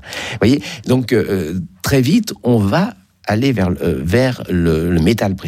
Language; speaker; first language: French; native; French